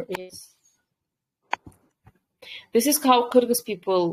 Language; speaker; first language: English; non-native, fluent; Kyrgyz